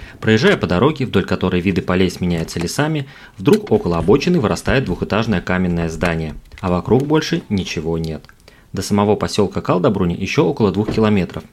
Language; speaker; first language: Russian; native; Russian